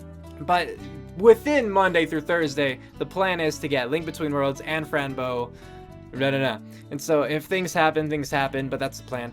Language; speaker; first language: English; native; English